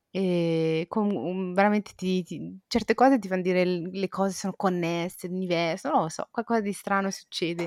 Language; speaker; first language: Italian; native; Italian